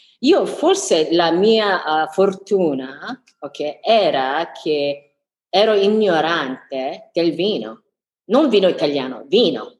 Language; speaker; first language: Italian; non-native, fluent; English